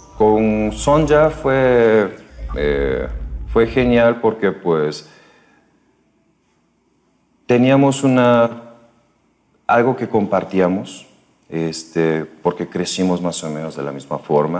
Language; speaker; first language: Spanish; early bilingual, other home language; Korean